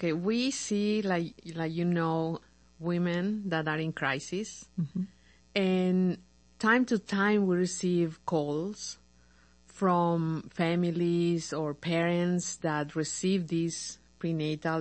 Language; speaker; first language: English; non-native, fluent; Spanish